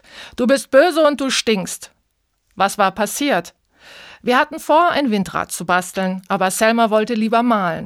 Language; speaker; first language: German; native; German